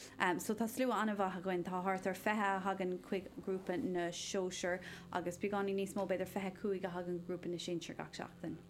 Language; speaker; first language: Irish; non-native, local second language; English